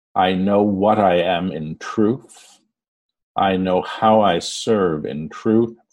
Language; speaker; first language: English; native; English